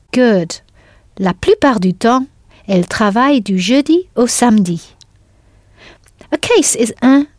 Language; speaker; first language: French; non-native, fluent; English